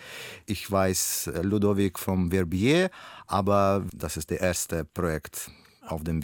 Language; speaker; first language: German; non-native, fluent; Russian